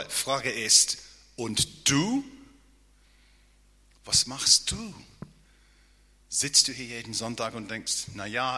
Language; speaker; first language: German; non-native, fluent; English